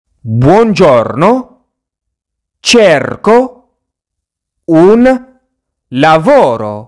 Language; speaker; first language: Italian; non-native, fluent; Arabic